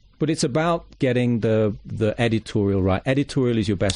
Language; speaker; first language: English; native; English